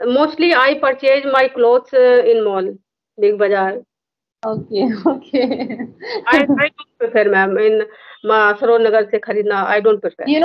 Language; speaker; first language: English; non-native, learner; Hindi